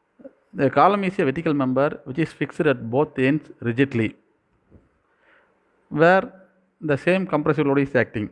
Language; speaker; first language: English; non-native, local second language; Tamil